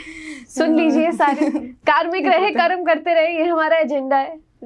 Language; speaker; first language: Hindi; native; Hindi